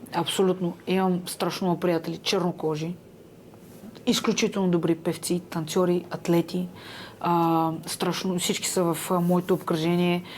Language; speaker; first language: Bulgarian; native; Bulgarian